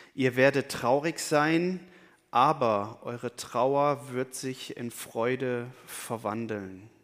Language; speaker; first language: German; native; German